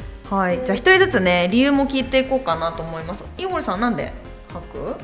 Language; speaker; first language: Japanese; native; Japanese